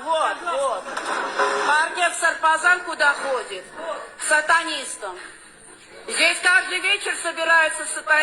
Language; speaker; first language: Russian; non-native, fluent; Armenian